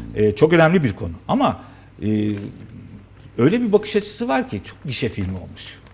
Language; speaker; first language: Turkish; native; Turkish